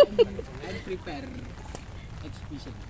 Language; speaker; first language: English; non-native, learner; Javanese